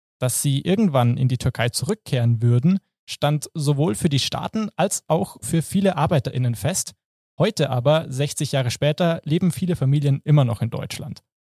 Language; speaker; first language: German; native; German